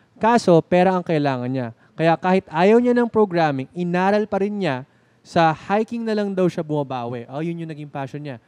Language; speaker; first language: Filipino; native; Filipino